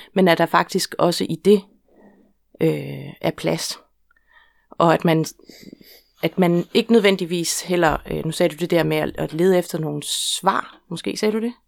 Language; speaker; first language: Danish; native; Danish